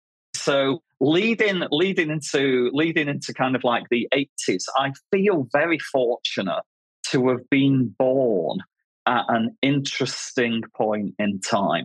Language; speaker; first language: English; native; English